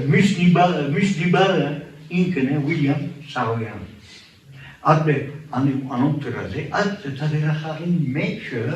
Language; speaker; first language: Armenian; early bilingual, heritage; Armenian